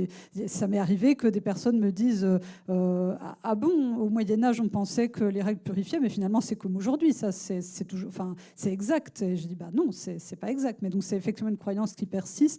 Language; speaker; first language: French; native; French